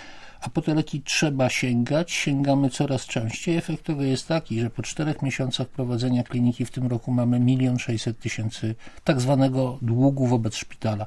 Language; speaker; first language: Polish; native; Polish